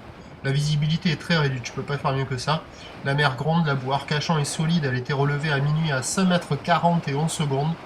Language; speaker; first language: French; native; French